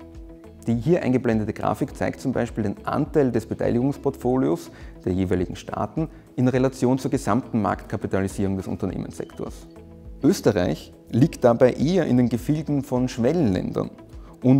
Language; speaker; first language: German; native; German